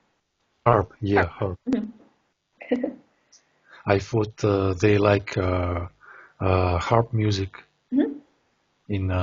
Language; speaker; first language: English; non-native, learner; Russian